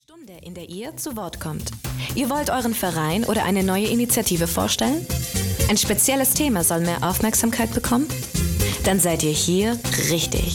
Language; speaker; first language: German; native; German